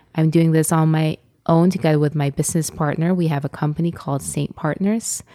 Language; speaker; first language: English; non-native, local second language; Filipino